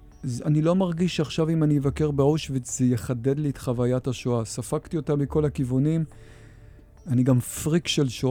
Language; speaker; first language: Hebrew; native; Hebrew